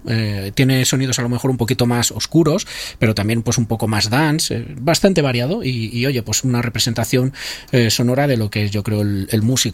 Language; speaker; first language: Spanish; native; Spanish